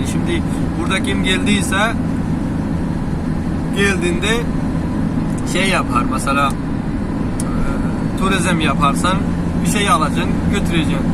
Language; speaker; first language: Turkish; non-native, learner; Urdu